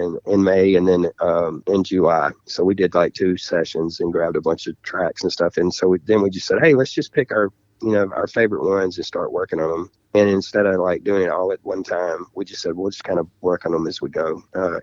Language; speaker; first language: English; native; English